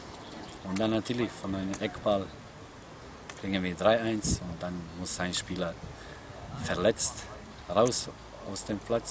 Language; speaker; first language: German; non-native, fluent; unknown